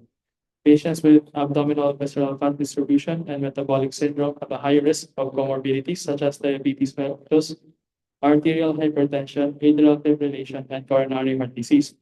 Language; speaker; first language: English; non-native, local second language; Filipino